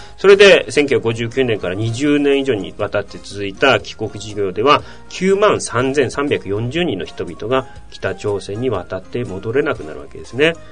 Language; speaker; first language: Japanese; native; Japanese